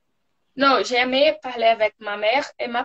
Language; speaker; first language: French; non-native, learner; Portuguese